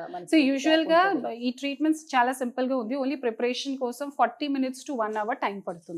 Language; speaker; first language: Telugu; non-native, fluent; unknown